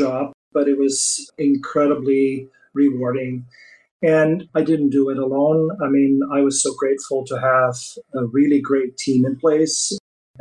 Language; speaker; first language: English; non-native, fluent; Dutch